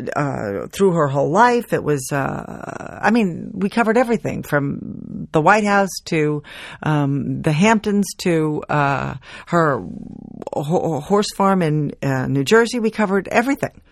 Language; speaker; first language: English; native; English